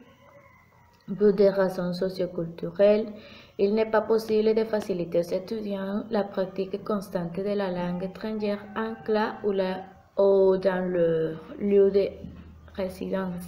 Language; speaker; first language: French; non-native, fluent; Spanish